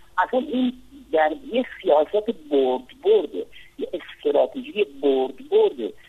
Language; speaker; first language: Persian; non-native, local second language; Kurdish